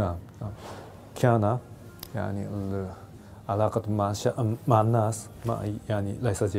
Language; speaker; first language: Arabic; non-native, fluent; Japanese